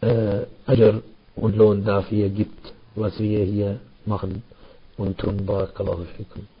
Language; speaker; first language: German; non-native, fluent; Arabic